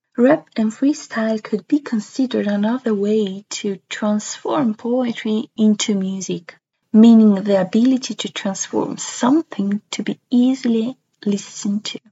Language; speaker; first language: English; non-native, fluent; Italian